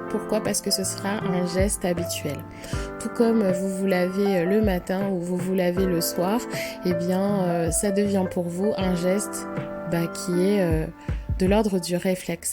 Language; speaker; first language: French; native; French